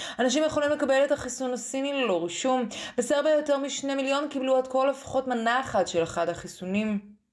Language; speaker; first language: Hebrew; native; Hebrew